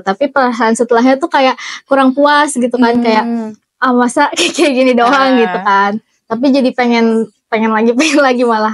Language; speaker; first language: Indonesian; native; Indonesian